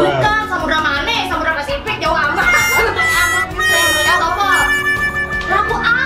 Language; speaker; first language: Indonesian; native; Indonesian